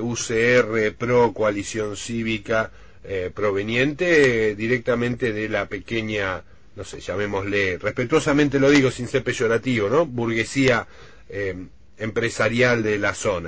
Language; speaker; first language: Spanish; native; Spanish